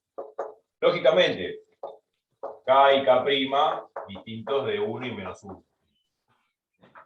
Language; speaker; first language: Spanish; native; Spanish